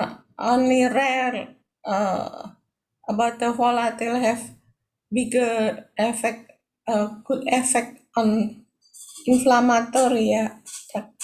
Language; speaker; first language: English; non-native, learner; Indonesian